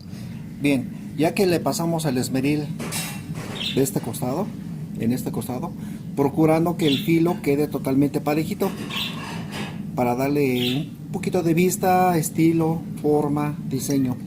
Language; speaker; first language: Spanish; native; Spanish